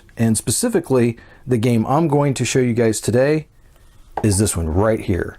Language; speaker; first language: English; native; English